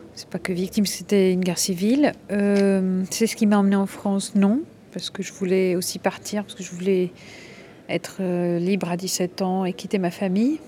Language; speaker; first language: French; non-native, local second language; Arabic